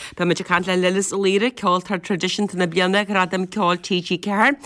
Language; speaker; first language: Irish; native; Irish